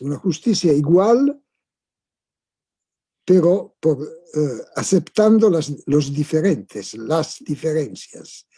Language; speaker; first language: Spanish; non-native, fluent; Italian